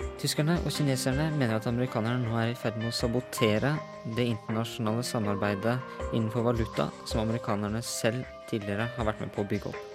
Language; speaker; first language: Norwegian; native; Norwegian